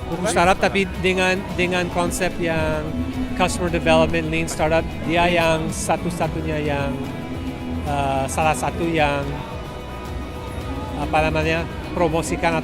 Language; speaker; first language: Indonesian; non-native, fluent; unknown